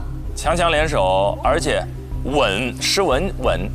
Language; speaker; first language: Chinese; native; Chinese